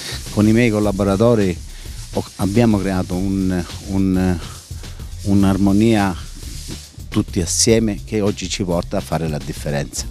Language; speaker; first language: Italian; native; Italian